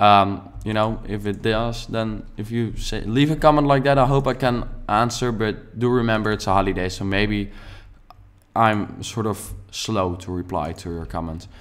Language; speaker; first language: English; non-native, fluent; Dutch